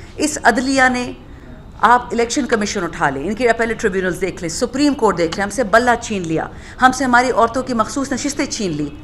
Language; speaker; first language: Urdu; non-native, local second language; Pashto